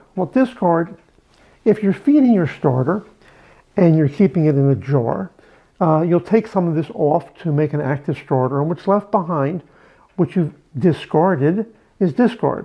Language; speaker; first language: English; native; English